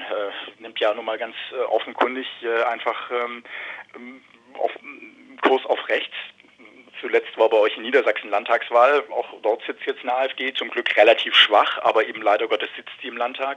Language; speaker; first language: German; native; German